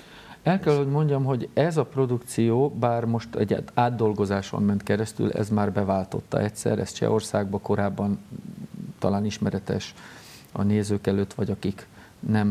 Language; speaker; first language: Hungarian; native; Hungarian